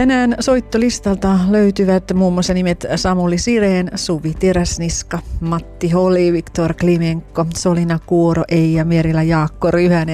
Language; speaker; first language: Finnish; native; Finnish